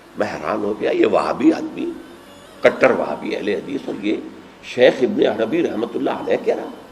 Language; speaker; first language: Urdu; native; Urdu